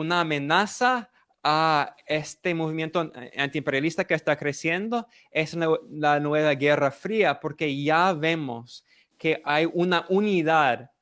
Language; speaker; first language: Spanish; non-native, fluent; English